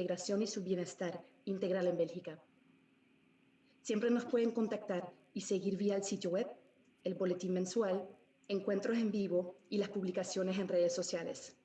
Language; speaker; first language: Spanish; non-native, fluent; Dutch